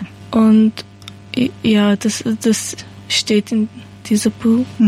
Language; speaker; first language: German; non-native, learner; Persian